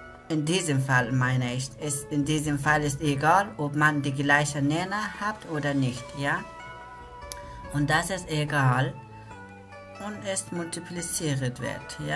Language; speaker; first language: German; non-native, learner; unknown